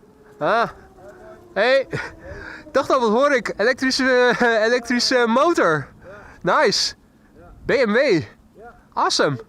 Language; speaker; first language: Dutch; native; Dutch